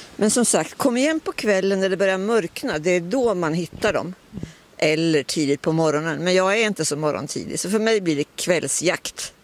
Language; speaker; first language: Swedish; native; Swedish